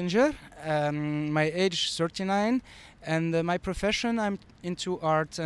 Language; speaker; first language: English; non-native, fluent; French